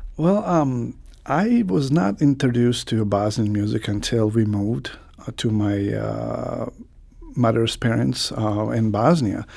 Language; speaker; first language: English; non-native, fluent; Croatian